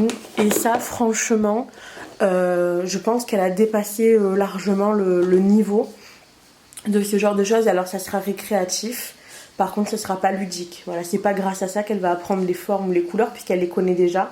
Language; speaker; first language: French; native; French